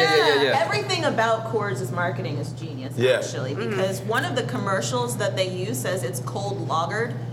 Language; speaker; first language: English; native; English